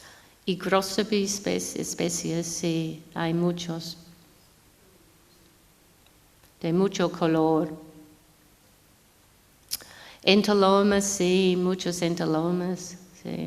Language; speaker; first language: Spanish; non-native, fluent; English